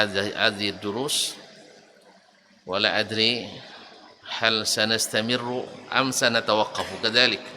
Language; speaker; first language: Arabic; non-native, fluent; Indonesian